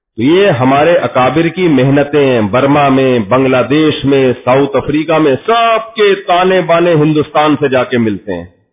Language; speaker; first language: Urdu; native; Urdu